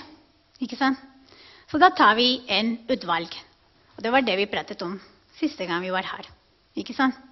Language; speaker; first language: Norwegian; non-native, fluent; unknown